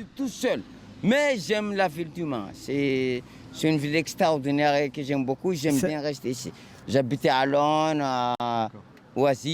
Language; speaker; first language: French; non-native, local second language; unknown